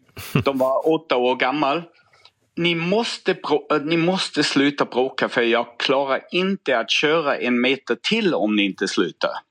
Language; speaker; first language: Swedish; non-native, fluent; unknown